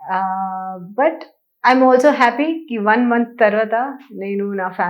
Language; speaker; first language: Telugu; non-native, learner; Hindi